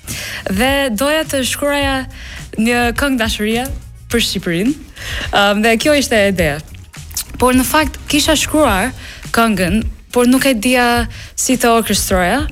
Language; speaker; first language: Albanian; non-native, fluent; English